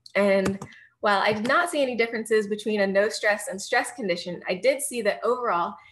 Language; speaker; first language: English; native; English